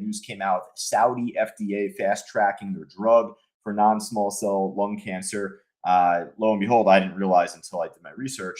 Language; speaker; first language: English; native; English